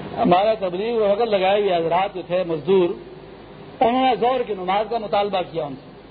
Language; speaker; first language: Urdu; native; Urdu